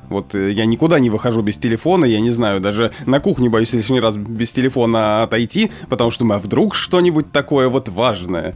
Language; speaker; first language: Russian; native; Russian